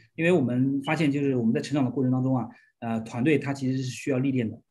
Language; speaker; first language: Chinese; native; Chinese